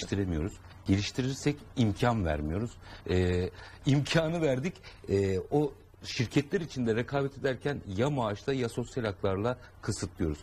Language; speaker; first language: Turkish; native; Turkish